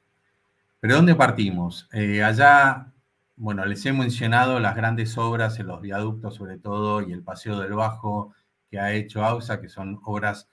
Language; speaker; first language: Spanish; native; Spanish